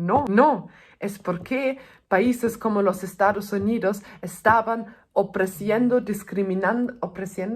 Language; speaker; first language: Spanish; non-native, fluent; German